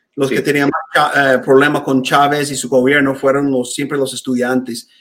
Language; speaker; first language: Spanish; non-native, fluent; English